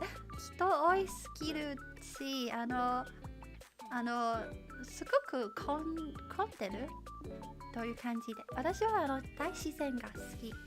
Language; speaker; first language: Japanese; non-native, learner; Chinese